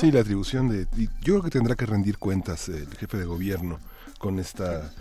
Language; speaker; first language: Spanish; native; Spanish